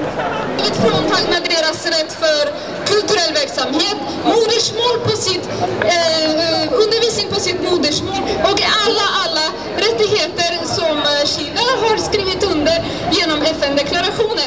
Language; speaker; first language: Swedish; non-native, fluent; Azerbaijani